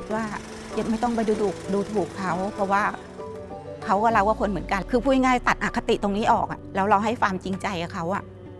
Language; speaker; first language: Thai; native; Thai